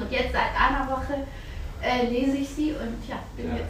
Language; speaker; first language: German; early bilingual, other home language; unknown